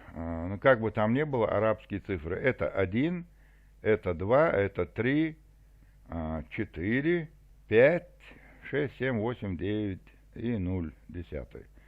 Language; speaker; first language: Russian; non-native, local second language; Chechen